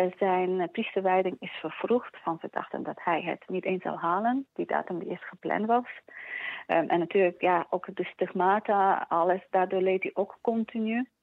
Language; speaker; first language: Dutch; early bilingual, other home language; Polish